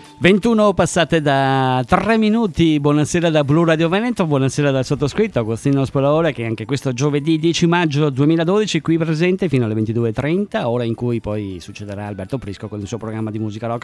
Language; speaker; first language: Italian; native; Italian